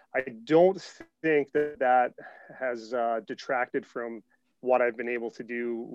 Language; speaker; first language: English; native; English